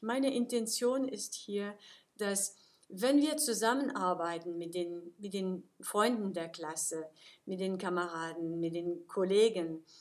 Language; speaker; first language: German; non-native, fluent; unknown